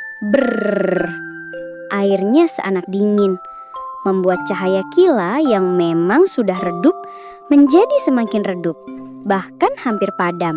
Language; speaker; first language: Indonesian; native; Indonesian